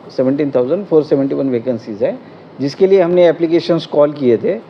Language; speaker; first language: Hindi; non-native, local second language; Marathi